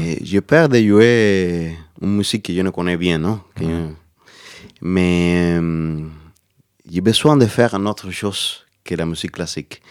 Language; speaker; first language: French; non-native, learner; Spanish